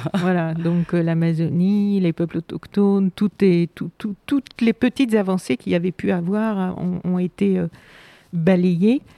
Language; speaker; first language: French; native; French